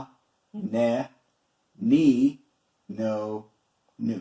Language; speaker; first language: Filipino; non-native, learner; English